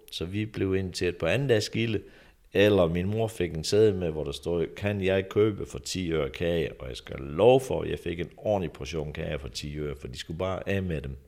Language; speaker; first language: Danish; native; Danish